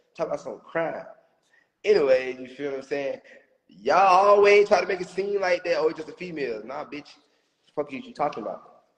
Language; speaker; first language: English; native; English